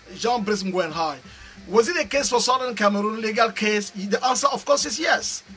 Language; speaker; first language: English; non-native, local second language; French